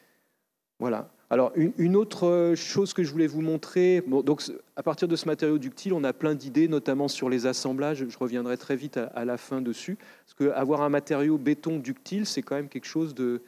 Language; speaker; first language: French; native; French